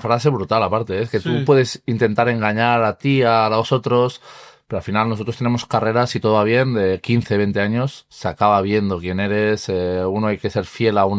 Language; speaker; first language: Spanish; native; Spanish